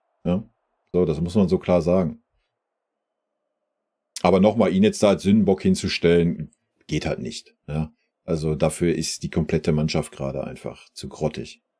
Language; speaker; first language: German; native; German